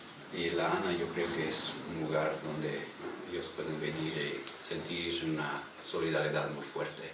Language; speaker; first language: Spanish; non-native, fluent; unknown